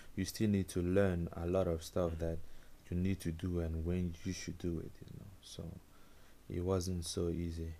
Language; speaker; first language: English; non-native, local second language; Igbo